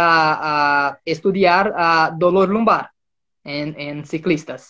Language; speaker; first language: Spanish; non-native, fluent; Portuguese